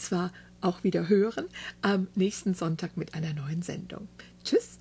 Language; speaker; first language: German; native; German